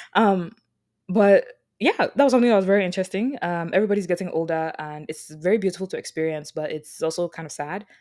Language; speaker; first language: English; non-native, local second language; Yoruba